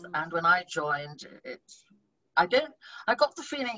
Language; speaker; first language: English; native; English